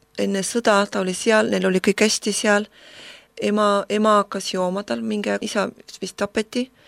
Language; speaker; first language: Estonian; non-native, local second language; Russian